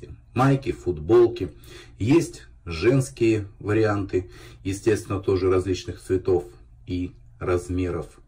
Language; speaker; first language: Russian; native; Russian